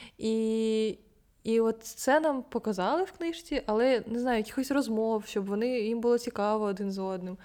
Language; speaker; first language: Ukrainian; non-native, local second language; Russian